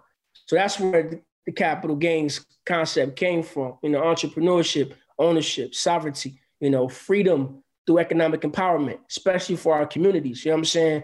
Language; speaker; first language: English; native; English